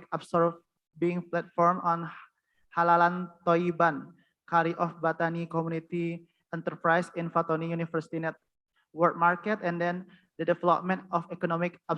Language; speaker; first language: English; non-native, fluent; Indonesian